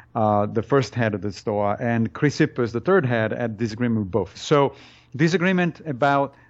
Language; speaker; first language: English; non-native, fluent; Italian